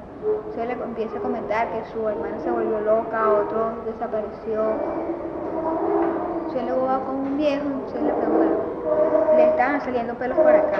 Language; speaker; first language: Spanish; native; Spanish